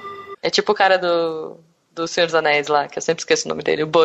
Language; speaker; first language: Portuguese; native; Portuguese